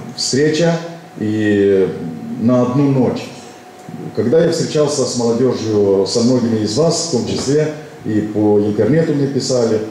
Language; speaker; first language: Russian; non-native, local second language; Romanian